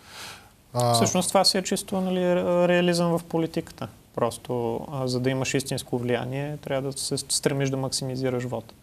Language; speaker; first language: Bulgarian; native; Bulgarian